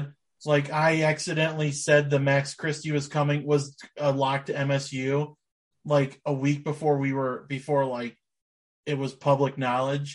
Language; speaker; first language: English; native; English